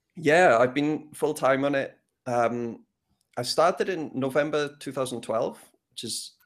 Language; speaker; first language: English; native; English